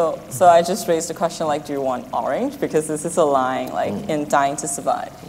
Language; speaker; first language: English; non-native, fluent; Chinese